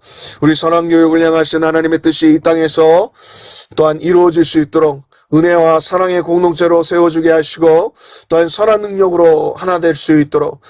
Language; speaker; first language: Korean; native; Korean